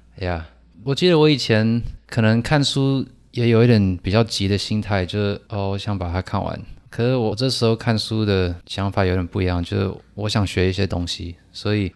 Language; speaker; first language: Chinese; early bilingual, heritage; Chinese